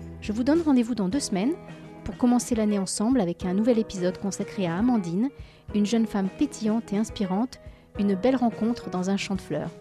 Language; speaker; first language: French; native; French